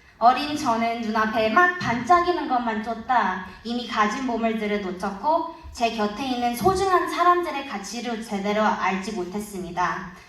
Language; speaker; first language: Korean; early bilingual, heritage; Korean